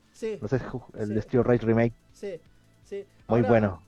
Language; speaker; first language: Spanish; native; Spanish